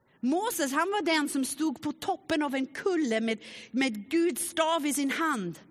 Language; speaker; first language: Swedish; non-native, fluent; German